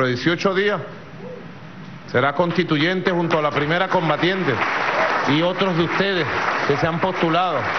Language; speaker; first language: Spanish; native; Spanish